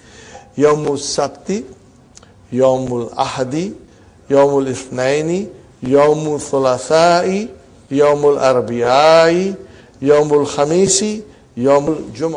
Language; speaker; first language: Arabic; non-native, fluent; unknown